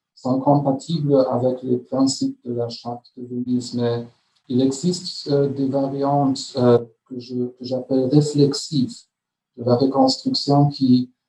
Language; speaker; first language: French; non-native, fluent; German